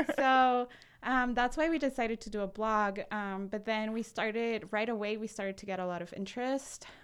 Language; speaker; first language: English; early bilingual, other home language; Spanish